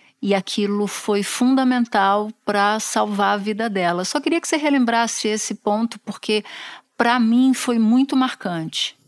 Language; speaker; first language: Portuguese; native; Portuguese